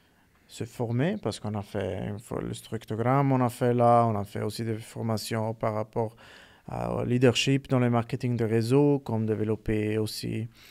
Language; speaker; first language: French; non-native, fluent; Italian